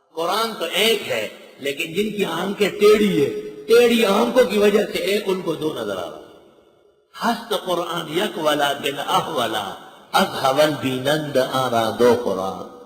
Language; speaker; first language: Urdu; non-native, local second language; Pashto